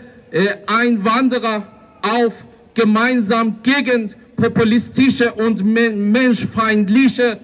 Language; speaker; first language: German; non-native, fluent; Persian